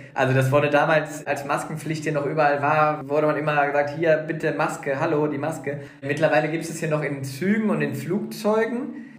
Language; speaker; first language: German; native; German